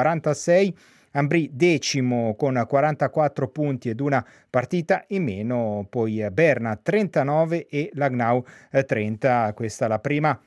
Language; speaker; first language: Italian; native; Italian